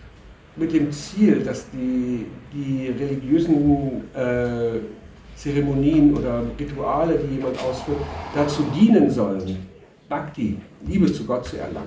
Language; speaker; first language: German; native; German